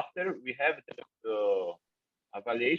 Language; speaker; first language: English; non-native, learner; Portuguese